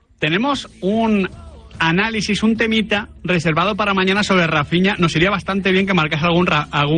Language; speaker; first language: Spanish; native; Spanish